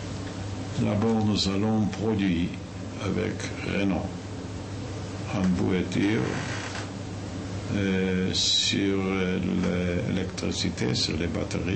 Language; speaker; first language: French; non-native, fluent; Yiddish